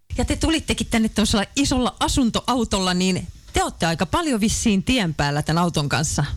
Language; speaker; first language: Finnish; native; Finnish